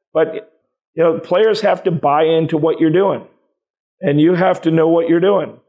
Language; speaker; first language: English; native; English